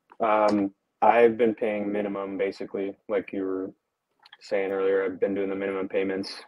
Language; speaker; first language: English; native; English